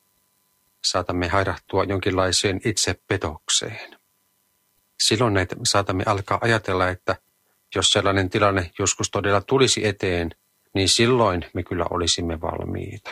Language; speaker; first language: Finnish; native; Finnish